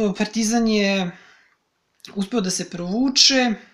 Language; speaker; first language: Serbian; native; Serbian